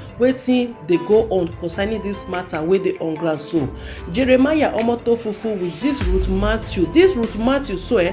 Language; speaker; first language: Nigerian Pidgin; native; Nigerian Pidgin